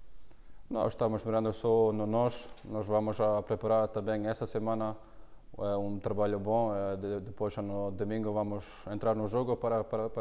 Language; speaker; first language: Portuguese; non-native, learner; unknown